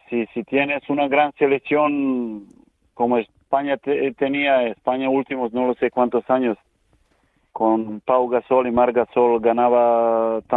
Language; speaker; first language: Spanish; non-native, learner; Serbian